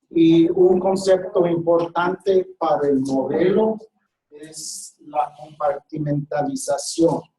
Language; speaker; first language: Spanish; non-native, fluent; English